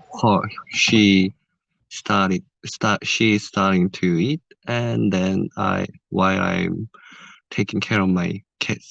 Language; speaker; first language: English; non-native, learner; Korean